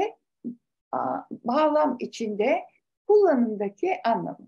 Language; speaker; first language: Turkish; native; Turkish